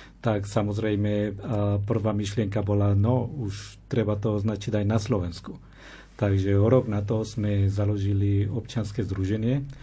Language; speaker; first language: Slovak; non-native, fluent; Spanish